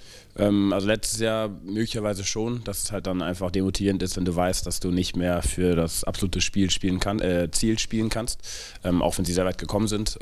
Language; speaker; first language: German; native; German